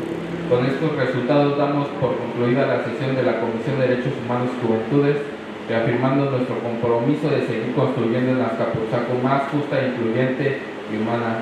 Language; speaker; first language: Spanish; native; Spanish